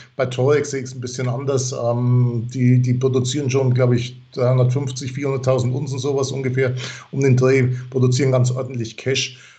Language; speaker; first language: German; non-native, fluent; English